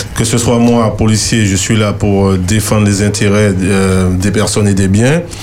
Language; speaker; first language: French; native; French